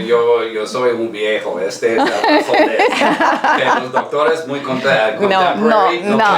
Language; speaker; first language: Spanish; non-native, learner; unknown